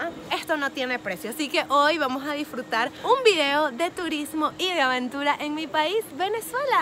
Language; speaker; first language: Spanish; native; Spanish